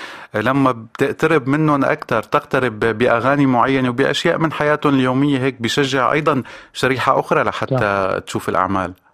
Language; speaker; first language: Arabic; native; Arabic